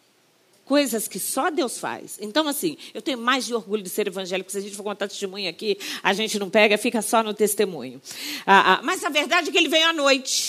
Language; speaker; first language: Portuguese; native; Portuguese